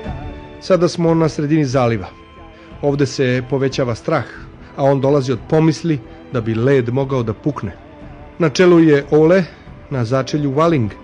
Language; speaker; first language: Serbian; native; Serbian